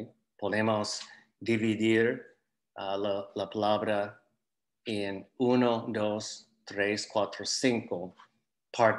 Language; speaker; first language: Spanish; non-native, fluent; English